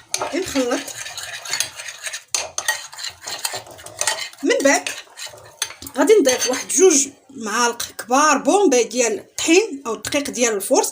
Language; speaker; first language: Arabic; native; Arabic